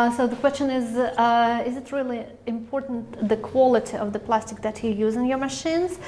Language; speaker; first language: English; non-native, fluent; Russian